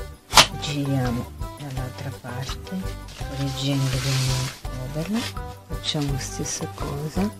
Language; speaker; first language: Italian; non-native, fluent; Portuguese